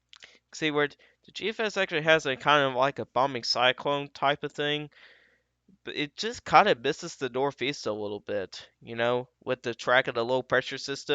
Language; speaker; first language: English; native; English